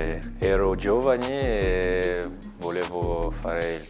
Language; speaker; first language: Italian; non-native, learner; French